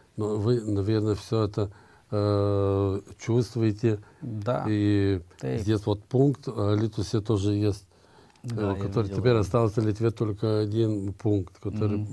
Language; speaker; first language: Russian; non-native, local second language; Lithuanian